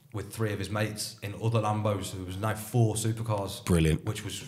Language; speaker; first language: English; native; English